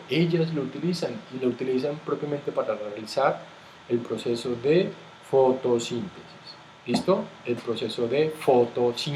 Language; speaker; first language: Spanish; native; Spanish